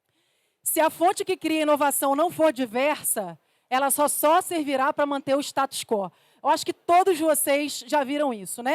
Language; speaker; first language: Portuguese; native; Portuguese